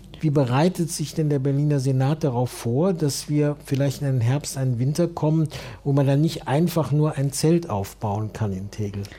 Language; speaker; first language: German; native; German